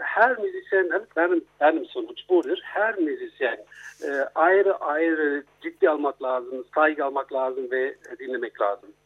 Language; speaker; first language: Turkish; non-native, fluent; German